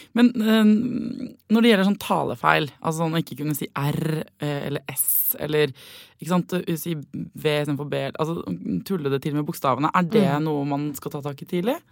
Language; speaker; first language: Norwegian; native; Norwegian